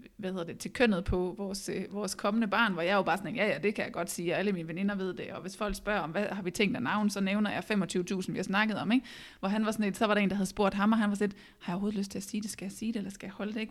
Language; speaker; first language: Danish; native; Danish